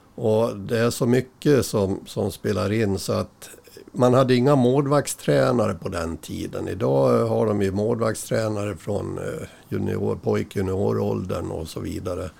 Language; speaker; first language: Swedish; native; Swedish